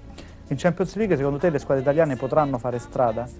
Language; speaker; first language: Italian; native; Italian